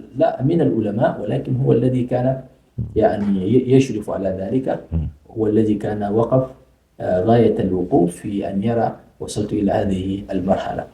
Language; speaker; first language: Arabic; non-native, fluent; Fula